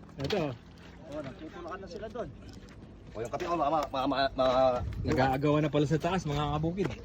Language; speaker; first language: Filipino; native; Filipino